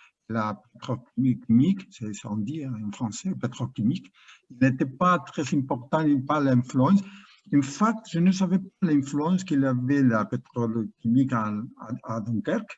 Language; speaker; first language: French; non-native, learner; Spanish